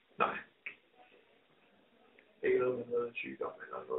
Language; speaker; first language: Danish; native; Danish